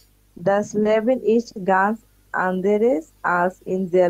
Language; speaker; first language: German; non-native, learner; Bangla